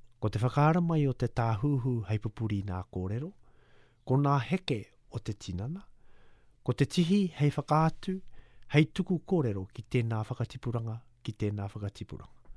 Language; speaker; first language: Māori; native; Māori